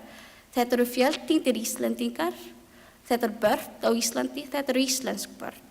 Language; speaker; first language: Icelandic; non-native, learner; Filipino